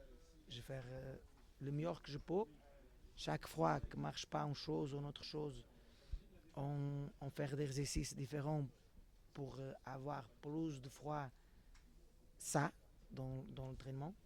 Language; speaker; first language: French; non-native, learner; Portuguese